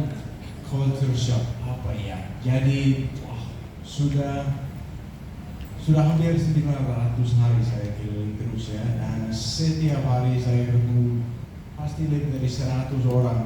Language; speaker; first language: Indonesian; non-native, fluent; Danish